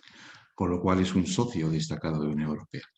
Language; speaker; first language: Spanish; native; Spanish